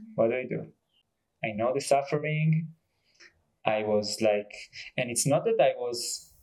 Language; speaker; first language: English; non-native, fluent; Hebrew